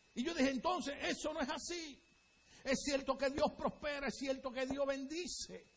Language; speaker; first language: Spanish; native; Spanish